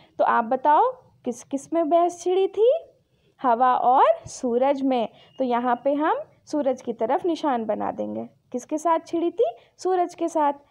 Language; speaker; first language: Hindi; native; Hindi